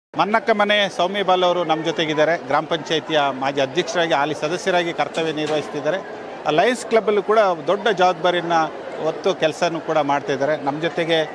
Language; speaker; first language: Kannada; non-native, local second language; Kodava